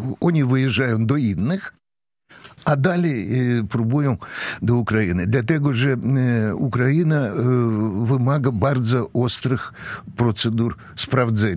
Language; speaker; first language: Polish; non-native, fluent; Russian